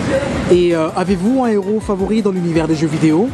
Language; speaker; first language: French; native; French